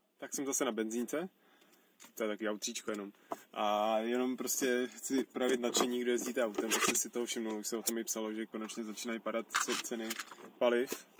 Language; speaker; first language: Czech; native; Czech